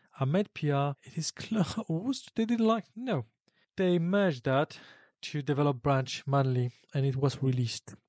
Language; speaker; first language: English; non-native, fluent; Polish